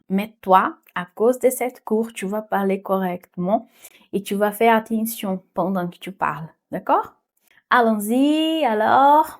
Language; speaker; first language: French; non-native, fluent; Portuguese